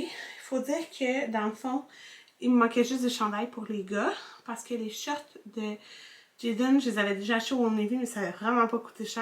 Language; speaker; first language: French; native; French